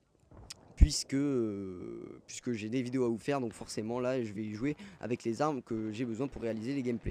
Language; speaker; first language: French; native; French